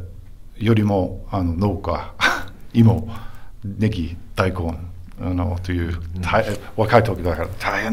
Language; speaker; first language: Japanese; non-native, fluent; English